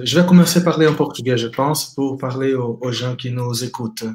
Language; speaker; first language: French; non-native, fluent; Portuguese